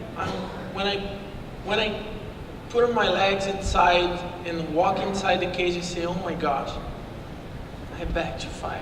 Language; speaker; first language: English; non-native, learner; Portuguese